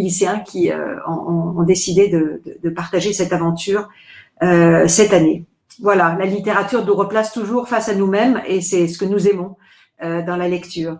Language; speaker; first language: French; native; French